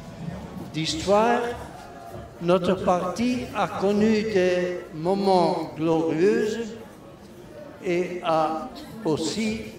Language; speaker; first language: French; non-native, local second language; Dutch